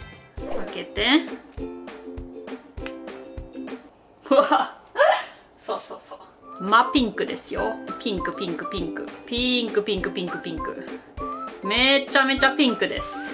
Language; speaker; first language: Japanese; non-native, fluent; German